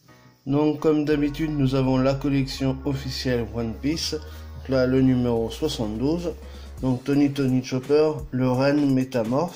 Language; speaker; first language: French; native; French